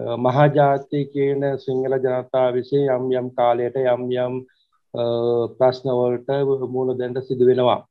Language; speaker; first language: Sinhala; non-native, local second language; Tamil